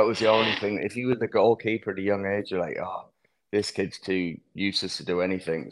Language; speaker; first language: English; native; English